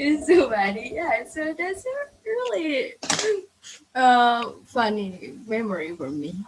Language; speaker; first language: English; non-native, fluent; Indonesian